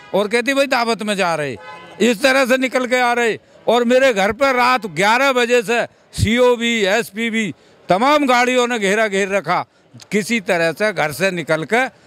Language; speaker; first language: Hindi; native; Hindi